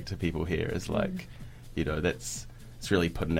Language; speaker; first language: English; native; English